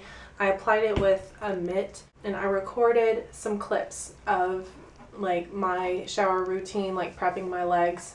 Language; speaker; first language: English; native; English